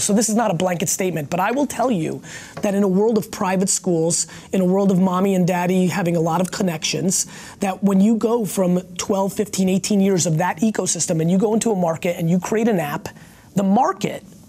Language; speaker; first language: English; early bilingual, other home language; Russian